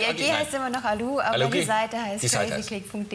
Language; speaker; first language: German; native; German